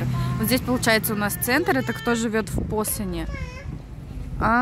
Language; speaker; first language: Russian; native; Russian